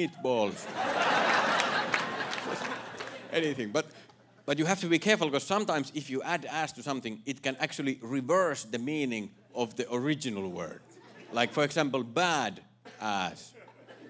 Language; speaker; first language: English; non-native, fluent; Finnish